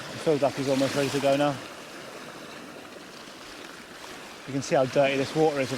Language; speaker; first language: English; native; English